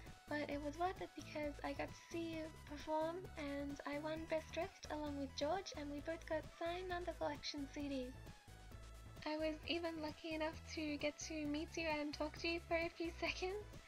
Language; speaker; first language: English; native; English